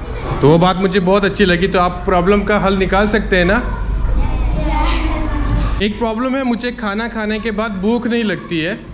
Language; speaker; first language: Hindi; native; Hindi